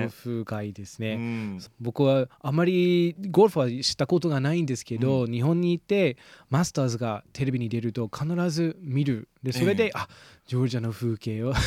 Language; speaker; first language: Japanese; non-native, fluent; English